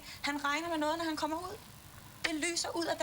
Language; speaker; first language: Danish; native; Danish